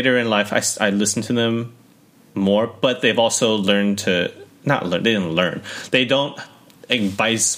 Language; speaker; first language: English; early bilingual, other home language; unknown